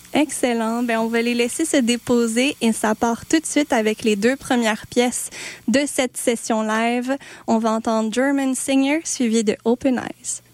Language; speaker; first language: French; native; French